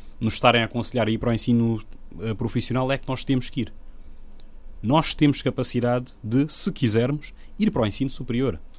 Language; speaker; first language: Portuguese; non-native, local second language; Upper Guinea Crioulo